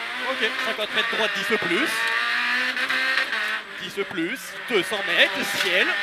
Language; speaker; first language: French; native; French